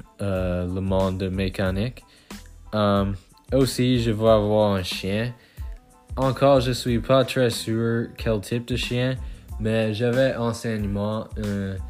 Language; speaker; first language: French; non-native, local second language; English